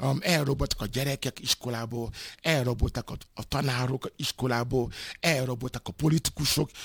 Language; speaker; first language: Hungarian; non-native, fluent; Yoruba